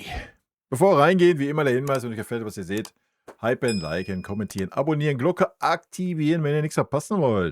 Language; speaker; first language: German; native; German